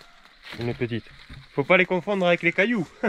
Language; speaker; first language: French; native; French